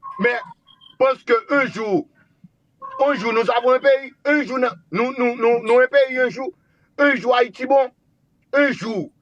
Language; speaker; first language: French; non-native, local second language; Haitian Creole